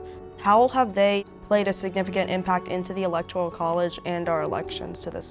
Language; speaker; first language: English; native; English